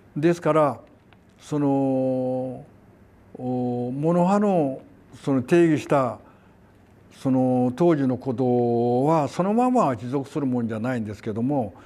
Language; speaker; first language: Japanese; non-native, fluent; Korean